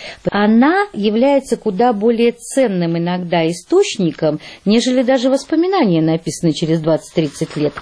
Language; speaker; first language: Russian; native; Russian